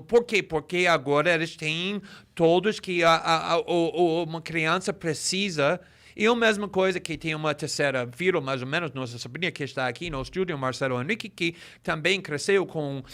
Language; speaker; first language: Portuguese; non-native, fluent; English